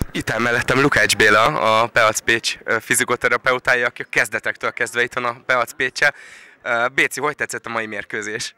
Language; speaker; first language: Hungarian; native; Hungarian